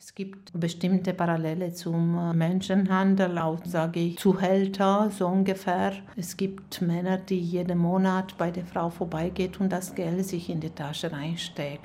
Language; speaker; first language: German; non-native, fluent; Romanian